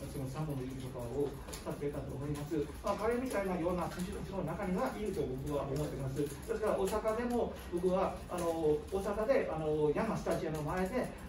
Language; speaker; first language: Japanese; non-native, fluent; Burmese